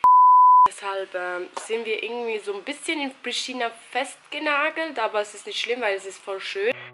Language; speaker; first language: German; early bilingual, other home language; Albanian